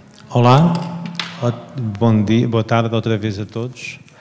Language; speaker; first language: Portuguese; native; Portuguese